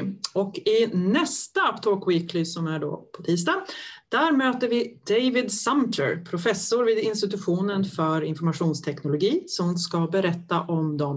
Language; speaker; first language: Swedish; native; Swedish